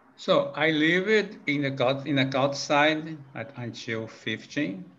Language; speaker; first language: English; non-native, learner; Portuguese